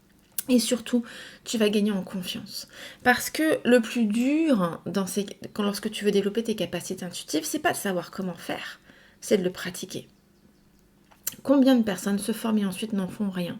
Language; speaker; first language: French; native; French